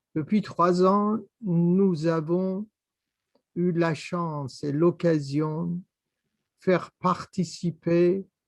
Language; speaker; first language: French; non-native, fluent; Persian